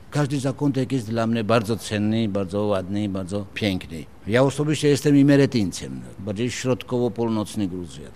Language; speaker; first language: Polish; non-native, fluent; Georgian